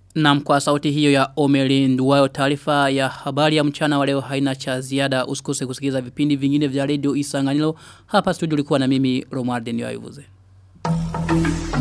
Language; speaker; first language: Swahili; non-native, local second language; Rundi